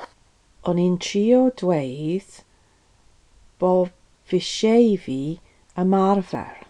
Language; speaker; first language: Welsh; non-native, learner; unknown